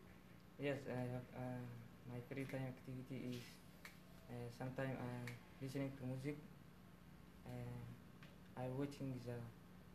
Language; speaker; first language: English; non-native, learner; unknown